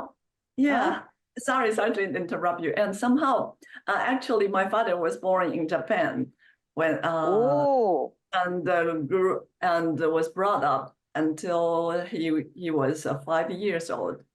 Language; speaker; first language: English; non-native, fluent; Chinese